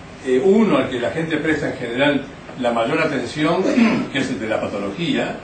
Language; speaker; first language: Spanish; native; Spanish